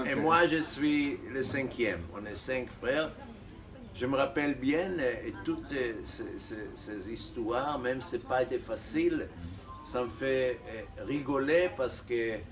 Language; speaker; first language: French; non-native, fluent; Hebrew